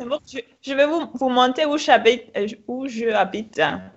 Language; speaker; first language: French; non-native, fluent; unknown